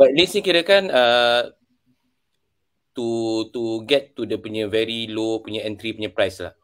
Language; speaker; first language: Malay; native; Malay